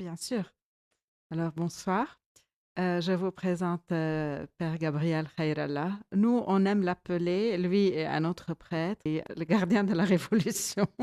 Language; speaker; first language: French; non-native, local second language; Arabic